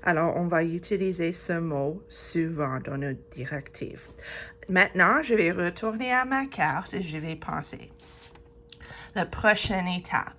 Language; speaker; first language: French; non-native, fluent; English